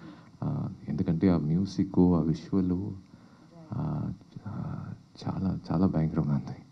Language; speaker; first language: Telugu; non-native, local second language; Tamil